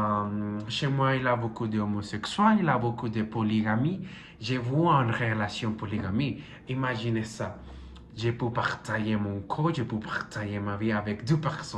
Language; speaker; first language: French; non-native, learner; Spanish